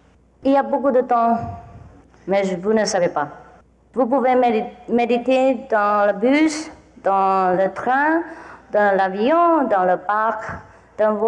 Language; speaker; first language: French; non-native, fluent; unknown